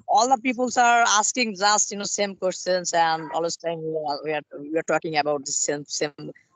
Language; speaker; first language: English; non-native, learner; Bangla